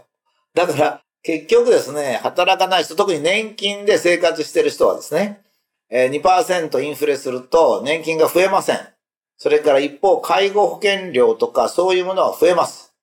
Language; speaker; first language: Japanese; native; Japanese